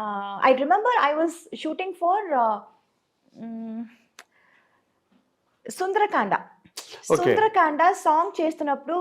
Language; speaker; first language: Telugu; non-native, local second language; Tamil